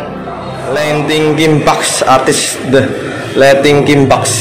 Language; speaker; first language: English; non-native, learner; Javanese